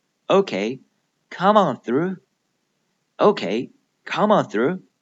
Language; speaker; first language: English; non-native, fluent; Chinese